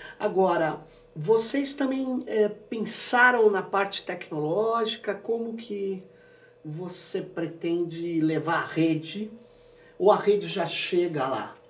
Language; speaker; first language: Portuguese; native; Portuguese